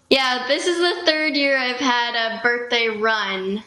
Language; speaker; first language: English; native; English